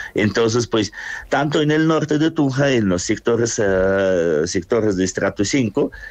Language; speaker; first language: Spanish; non-native, fluent; Russian